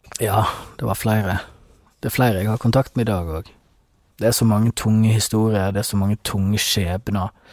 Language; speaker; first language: Norwegian; native; Norwegian